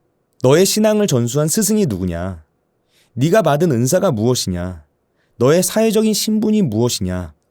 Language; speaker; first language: Korean; native; Korean